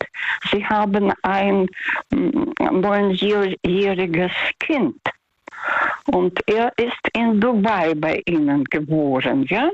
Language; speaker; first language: German; non-native, fluent; Russian